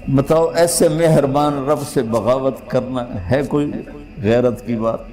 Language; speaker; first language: Urdu; non-native, local second language; Punjabi